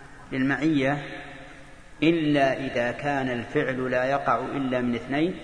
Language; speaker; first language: Arabic; native; Arabic